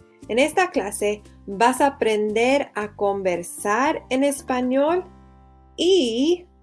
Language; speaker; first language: Spanish; non-native, fluent; English